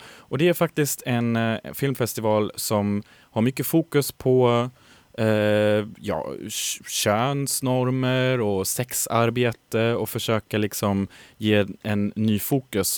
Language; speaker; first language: Swedish; native; Swedish